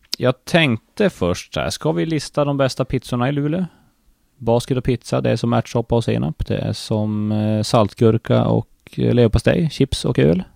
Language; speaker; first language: Swedish; native; Swedish